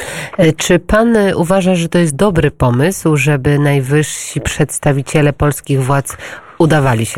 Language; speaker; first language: Polish; native; Polish